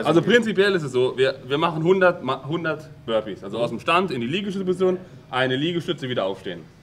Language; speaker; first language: German; native; German